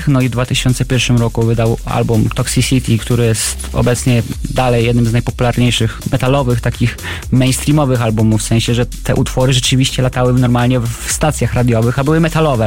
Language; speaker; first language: Polish; native; Polish